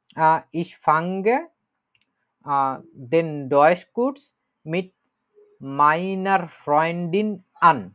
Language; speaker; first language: German; non-native, learner; Bangla